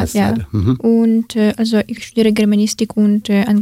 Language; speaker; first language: German; non-native, learner; Ukrainian